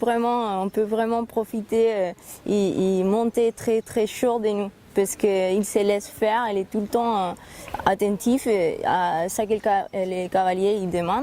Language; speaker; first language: French; non-native, fluent; Spanish